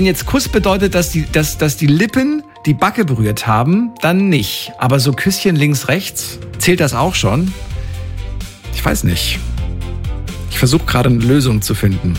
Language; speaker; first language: German; native; German